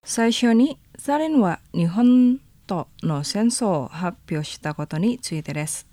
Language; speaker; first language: Japanese; non-native, fluent; Indonesian